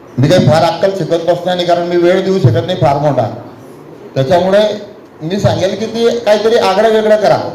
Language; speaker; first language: Marathi; non-native, local second language; Haryanvi